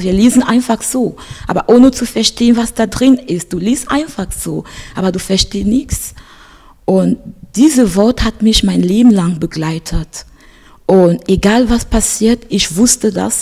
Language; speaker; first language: German; non-native, fluent; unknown